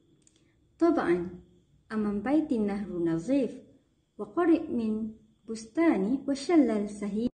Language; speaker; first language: Arabic; non-native, learner; Malay